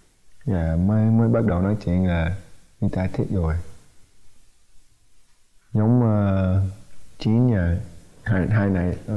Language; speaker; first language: Vietnamese; early bilingual, heritage; Vietnamese